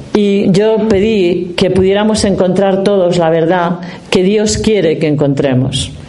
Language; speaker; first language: Spanish; native; Spanish